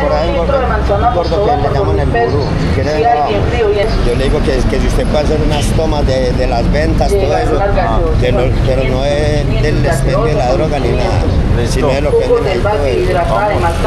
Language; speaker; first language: Spanish; native; Spanish